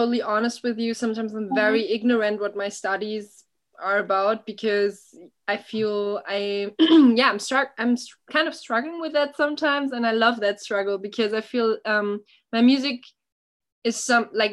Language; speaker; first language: English; non-native, fluent; German